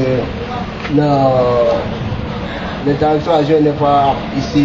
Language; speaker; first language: French; non-native, learner; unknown